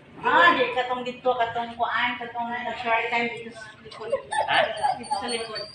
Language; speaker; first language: Filipino; non-native, local second language; Cebuano